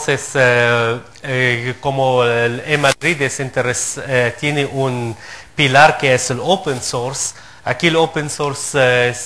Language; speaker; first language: Spanish; non-native, fluent; Arabic